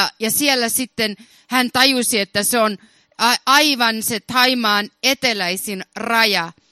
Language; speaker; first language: Finnish; early bilingual, heritage; Finnish